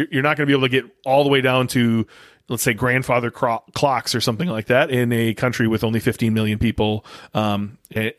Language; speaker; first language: English; native; English